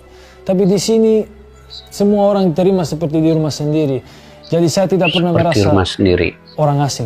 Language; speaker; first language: Indonesian; non-native, fluent; Serbian